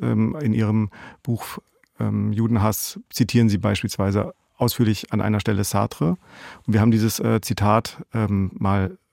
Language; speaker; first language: German; native; German